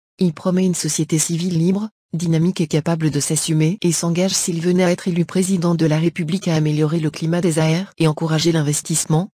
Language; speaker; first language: French; non-native, local second language; Arabic